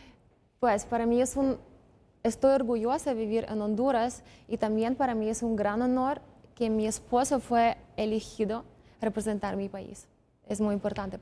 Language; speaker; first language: Spanish; non-native, fluent; Ukrainian